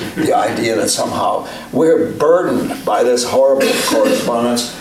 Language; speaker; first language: English; native; English